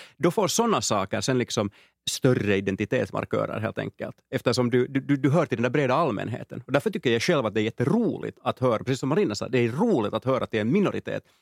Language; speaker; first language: Swedish; native; Swedish